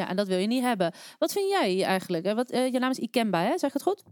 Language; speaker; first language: Dutch; native; Dutch